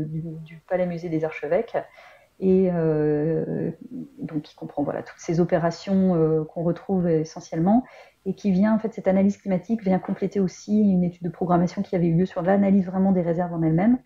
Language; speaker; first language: French; native; French